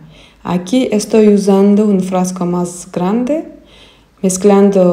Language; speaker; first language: Spanish; non-native, fluent; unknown